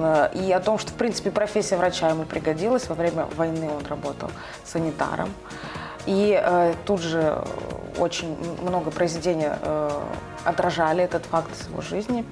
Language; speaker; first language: Russian; native; Russian